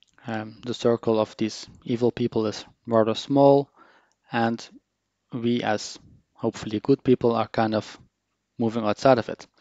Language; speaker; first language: English; non-native, fluent; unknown